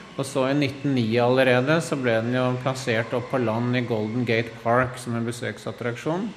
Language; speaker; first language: Norwegian; native; Norwegian